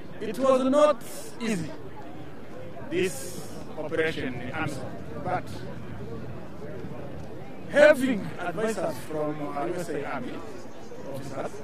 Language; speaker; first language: English; non-native, learner; Rundi